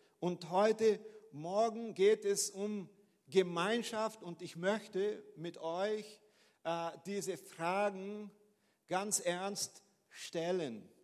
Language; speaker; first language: German; non-native, fluent; Portuguese